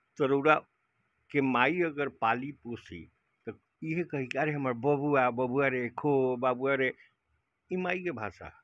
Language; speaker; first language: Hindi; native; Hindi